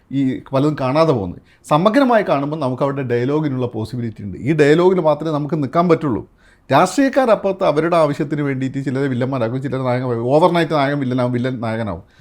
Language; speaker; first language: Malayalam; native; Malayalam